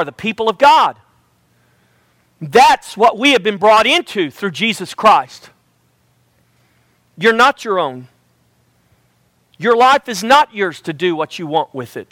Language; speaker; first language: English; native; English